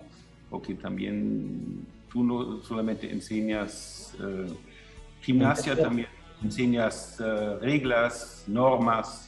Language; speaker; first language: Spanish; non-native, fluent; German